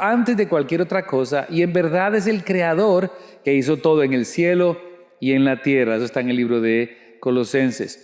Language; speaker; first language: Spanish; native; Spanish